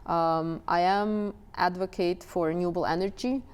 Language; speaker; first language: English; non-native, fluent; Ukrainian